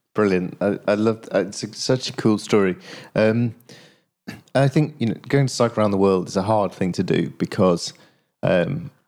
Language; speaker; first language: English; native; English